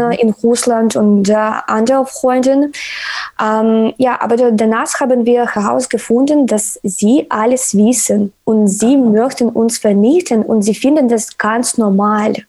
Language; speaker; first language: German; non-native, learner; Ukrainian